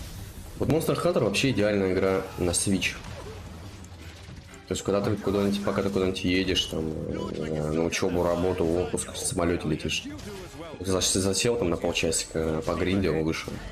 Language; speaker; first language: Russian; native; Russian